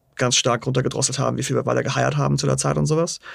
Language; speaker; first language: German; native; German